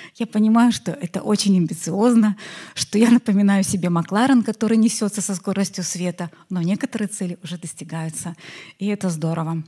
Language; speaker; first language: Russian; native; Russian